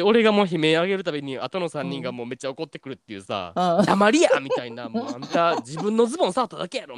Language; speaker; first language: Japanese; native; Japanese